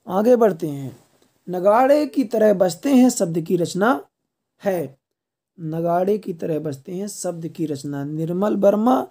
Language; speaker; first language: Hindi; native; Hindi